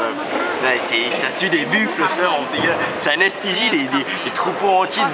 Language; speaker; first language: French; native; French